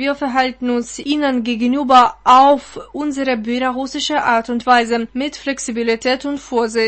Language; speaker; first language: German; non-native, fluent; Russian